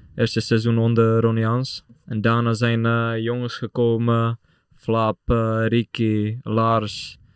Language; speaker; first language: Dutch; non-native, fluent; Czech